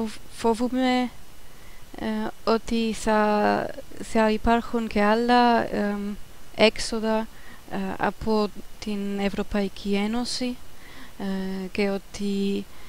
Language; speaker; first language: Greek; non-native, learner; German